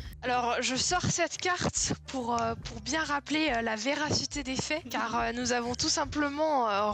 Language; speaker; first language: French; native; French